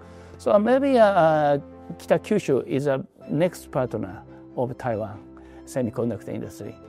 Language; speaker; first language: English; non-native, learner; Japanese